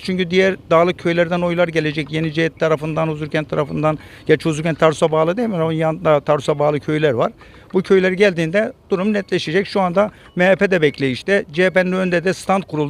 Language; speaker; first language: Turkish; native; Turkish